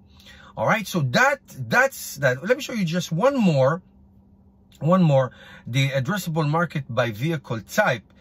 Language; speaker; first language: English; non-native, fluent; Hebrew